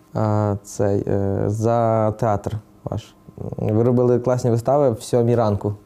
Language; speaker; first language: Ukrainian; native; Ukrainian